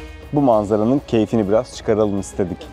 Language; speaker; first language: Turkish; native; Turkish